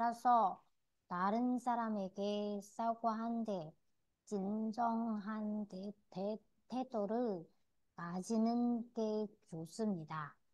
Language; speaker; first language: Korean; non-native, learner; Vietnamese